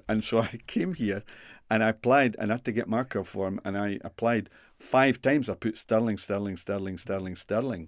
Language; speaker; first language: English; native; English